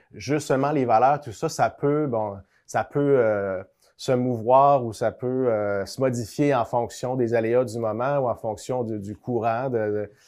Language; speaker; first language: French; native; French